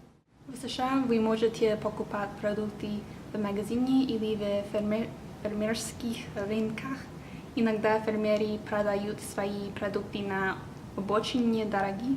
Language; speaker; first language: Russian; non-native, learner; English